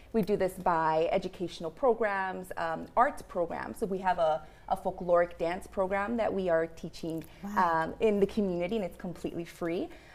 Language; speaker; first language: English; early bilingual, other home language; Spanish